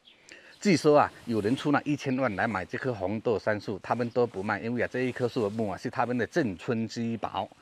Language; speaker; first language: Chinese; native; Chinese